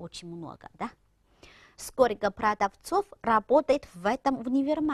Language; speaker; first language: Russian; non-native, fluent; Chinese